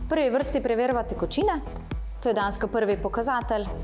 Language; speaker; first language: Slovenian; native; Slovenian